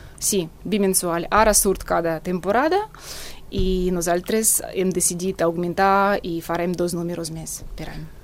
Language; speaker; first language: Catalan; non-native, fluent; Russian